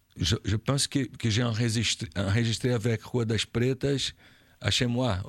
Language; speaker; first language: French; non-native, learner; Portuguese